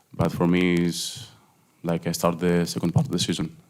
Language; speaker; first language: English; non-native, fluent; Greek